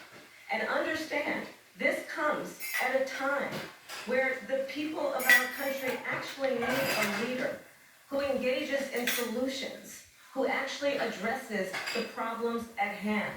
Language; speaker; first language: English; native; English